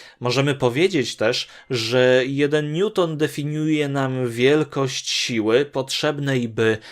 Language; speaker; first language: Polish; native; Polish